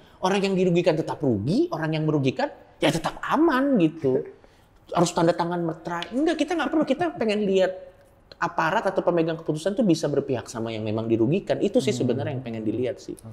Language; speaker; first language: Indonesian; native; Indonesian